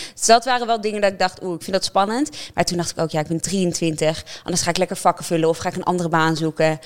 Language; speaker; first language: Dutch; native; Dutch